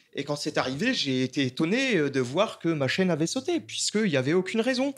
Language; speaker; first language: French; native; French